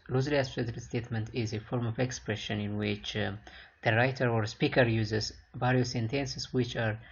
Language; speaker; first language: English; non-native, local second language; Amharic